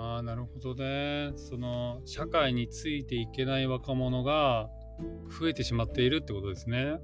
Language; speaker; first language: Japanese; native; Japanese